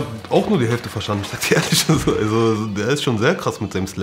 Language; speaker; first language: German; early bilingual, other home language; Arabic